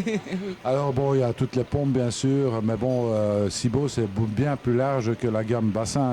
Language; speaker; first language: French; native; French